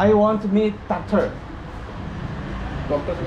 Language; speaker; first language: English; non-native, learner; Korean